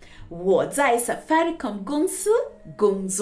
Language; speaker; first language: Chinese; non-native, fluent; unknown